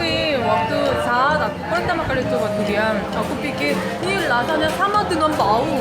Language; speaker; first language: Indonesian; non-native, fluent; Korean